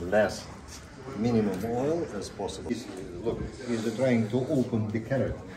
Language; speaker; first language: English; non-native, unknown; Uzbek